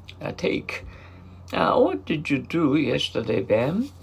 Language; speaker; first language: English; non-native, fluent; Japanese